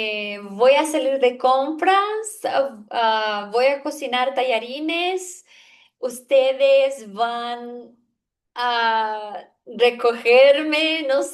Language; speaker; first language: Spanish; non-native, fluent; Portuguese